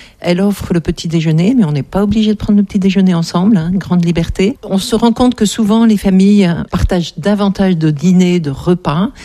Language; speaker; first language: French; native; French